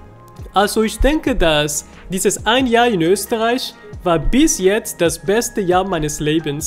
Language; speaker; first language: German; non-native, fluent; Spanish